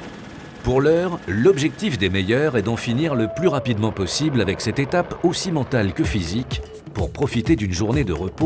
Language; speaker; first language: French; native; French